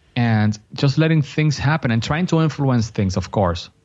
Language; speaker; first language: English; non-native, fluent; Spanish